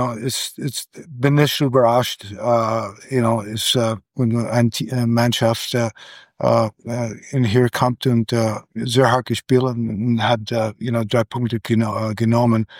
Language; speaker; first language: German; non-native, learner; English